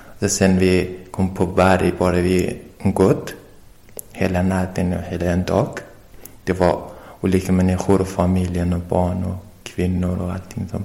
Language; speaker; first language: Swedish; non-native, learner; Persian